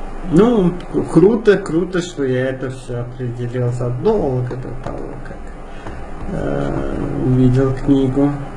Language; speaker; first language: Russian; native; Russian